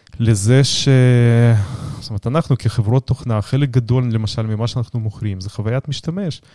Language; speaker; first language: Hebrew; native; Hebrew